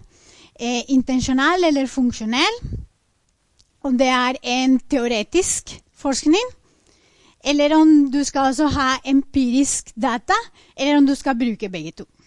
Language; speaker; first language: Norwegian; non-native, fluent; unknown